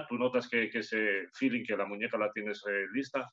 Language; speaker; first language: Spanish; native; Spanish